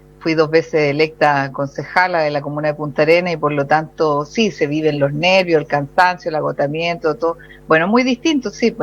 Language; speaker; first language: Spanish; native; Spanish